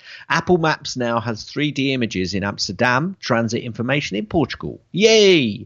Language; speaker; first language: English; native; English